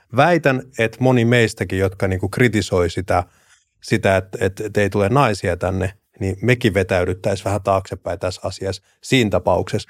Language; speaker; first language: Finnish; early bilingual, other home language; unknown